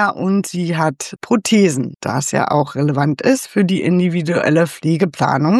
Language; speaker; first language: German; native; German